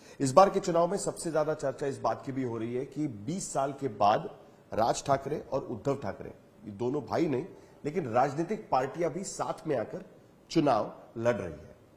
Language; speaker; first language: Hindi; native; Hindi